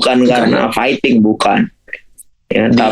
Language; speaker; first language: Indonesian; native; Indonesian